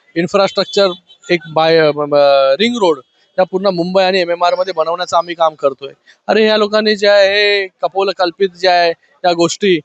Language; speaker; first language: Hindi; non-native, local second language; Marathi